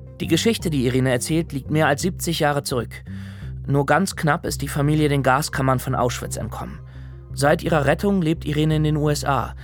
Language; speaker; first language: German; native; German